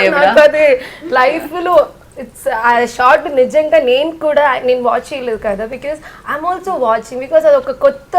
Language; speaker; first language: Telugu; non-native, learner; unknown